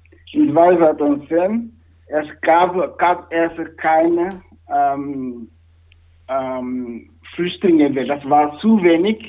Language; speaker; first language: German; non-native, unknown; Wolof